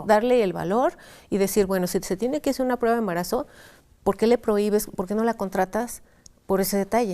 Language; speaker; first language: Spanish; native; Spanish